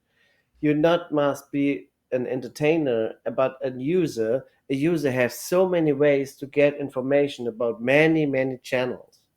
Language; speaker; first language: English; non-native, learner; German